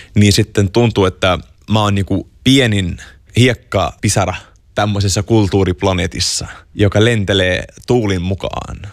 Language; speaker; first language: Finnish; non-native, fluent; Arabic